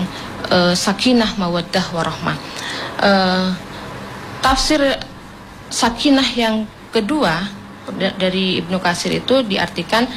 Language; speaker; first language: Indonesian; native; Indonesian